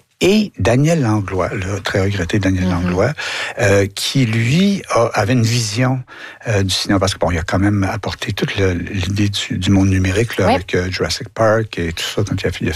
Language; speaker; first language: French; native; French